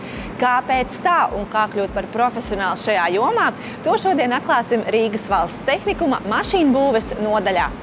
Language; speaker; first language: Latvian; native; Latvian